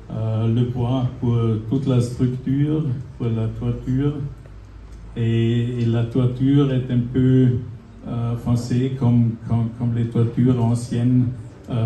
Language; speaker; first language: French; non-native, fluent; German